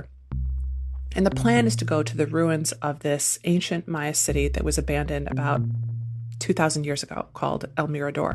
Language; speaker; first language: English; native; English